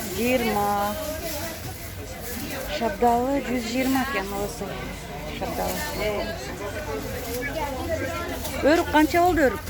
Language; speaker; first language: Uzbek; non-native, local second language; Kyrgyz